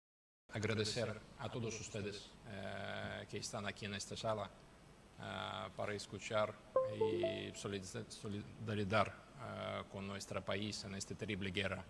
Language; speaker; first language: Spanish; non-native, fluent; Ukrainian